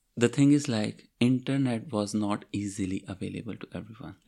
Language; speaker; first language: English; non-native, local second language; Urdu